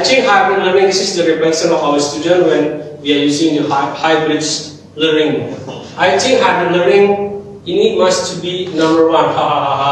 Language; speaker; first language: English; non-native, learner; Indonesian